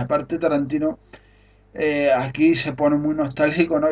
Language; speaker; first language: Spanish; native; Spanish